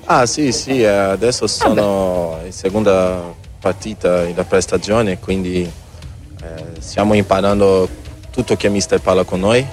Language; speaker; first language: Italian; non-native, learner; Portuguese